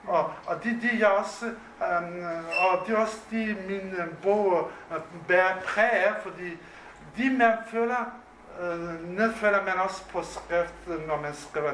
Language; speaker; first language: Danish; non-native, fluent; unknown